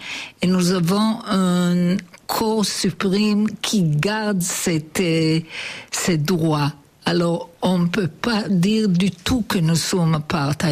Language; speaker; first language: French; non-native, learner; Hebrew